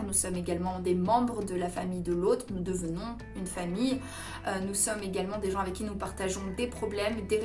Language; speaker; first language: French; native; French